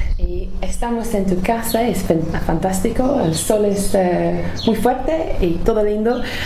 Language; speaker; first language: Spanish; non-native, learner; English